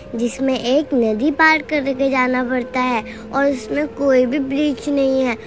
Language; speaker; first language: Hindi; non-native, local second language; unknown